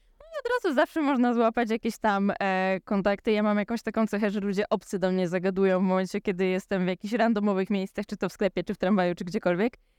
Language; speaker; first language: Polish; native; Polish